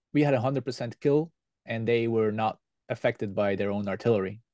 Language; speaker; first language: English; non-native, fluent; Dutch